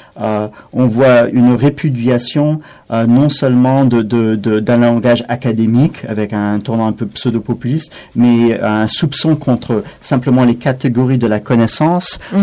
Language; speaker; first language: French; non-native, fluent; German